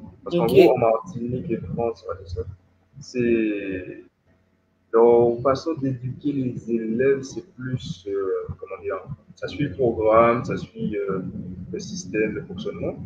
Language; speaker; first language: French; native; French